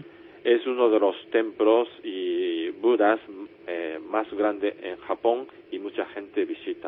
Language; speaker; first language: Spanish; non-native, fluent; Japanese